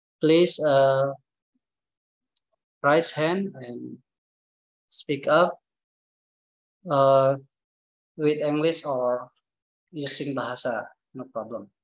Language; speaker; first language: English; non-native, learner; Indonesian